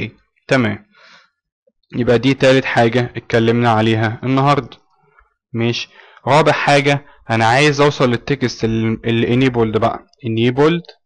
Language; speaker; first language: Arabic; native; Arabic